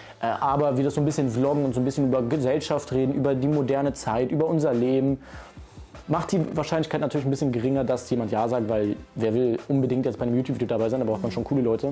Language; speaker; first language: German; native; German